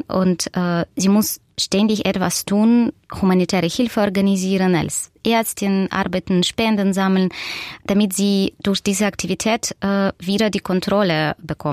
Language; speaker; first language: German; non-native, fluent; Russian